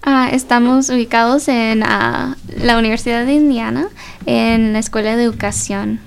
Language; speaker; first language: Spanish; early bilingual, heritage; Spanish